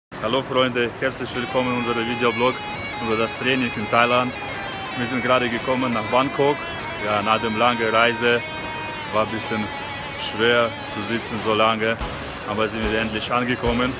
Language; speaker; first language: German; non-native, fluent; Polish